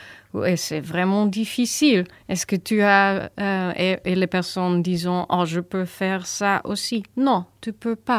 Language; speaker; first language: French; non-native, learner; German